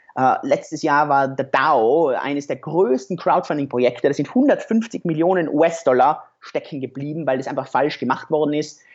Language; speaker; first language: German; native; German